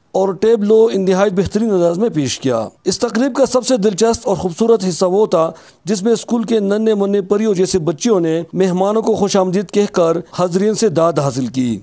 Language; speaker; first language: Urdu; non-native, local second language; Khowar